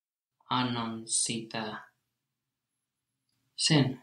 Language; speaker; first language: Finnish; non-native, learner; English